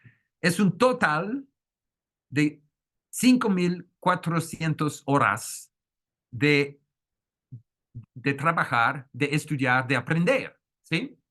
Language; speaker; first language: Spanish; non-native, fluent; French